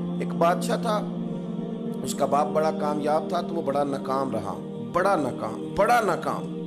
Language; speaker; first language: Urdu; non-native, local second language; Punjabi